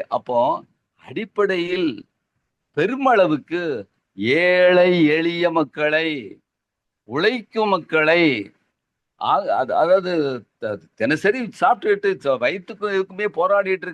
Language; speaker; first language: Tamil; native; Tamil